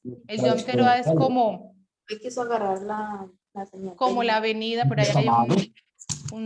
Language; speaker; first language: Spanish; native; Spanish